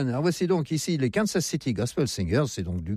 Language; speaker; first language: French; native; French